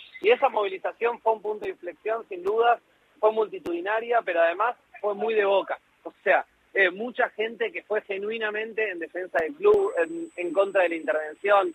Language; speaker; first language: Spanish; native; Spanish